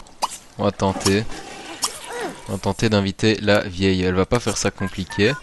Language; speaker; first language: French; native; French